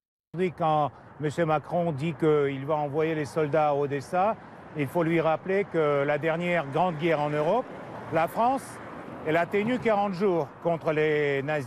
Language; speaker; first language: French; non-native, fluent; Russian